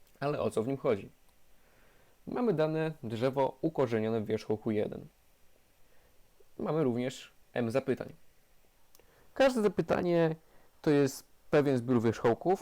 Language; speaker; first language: Polish; native; Polish